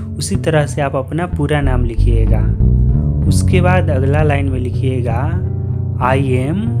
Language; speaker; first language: Hindi; native; Hindi